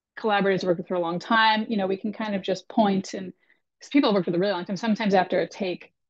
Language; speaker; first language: English; native; English